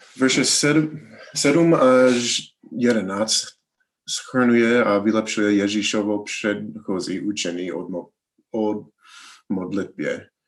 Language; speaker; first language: Czech; non-native, learner; English